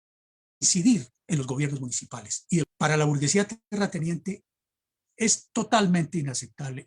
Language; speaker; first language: Spanish; native; Spanish